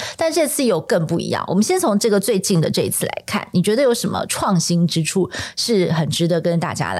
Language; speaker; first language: Chinese; native; Chinese